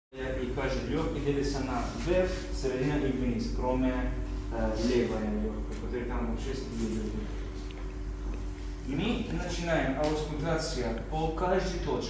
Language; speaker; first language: Russian; non-native, fluent; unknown